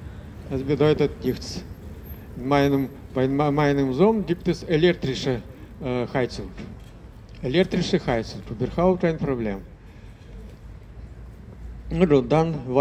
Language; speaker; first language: German; non-native, fluent; Russian